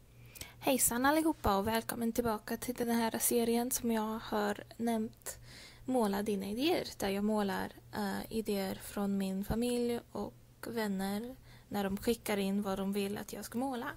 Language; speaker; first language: Swedish; early bilingual, heritage; English